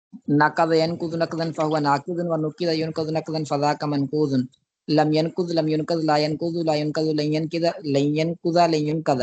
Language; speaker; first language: Arabic; non-native, learner; Urdu